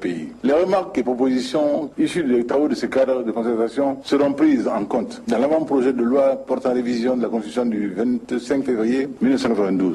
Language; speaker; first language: French; non-native, local second language; Bambara